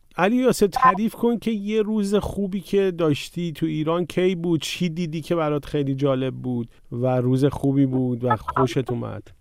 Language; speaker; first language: Persian; native; Persian